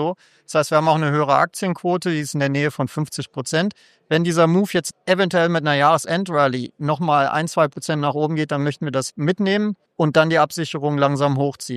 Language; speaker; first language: German; native; German